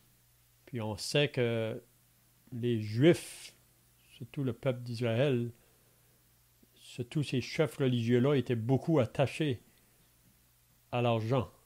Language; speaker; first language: French; native; French